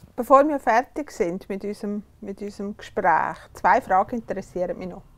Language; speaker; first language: German; native; German